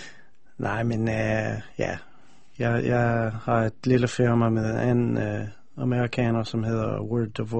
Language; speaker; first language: Danish; non-native, fluent; English